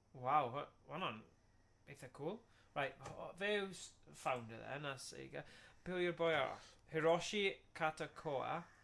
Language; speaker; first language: Welsh; native; Welsh